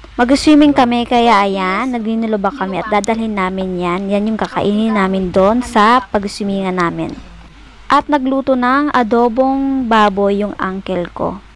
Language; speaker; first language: Filipino; non-native, local second language; Bikol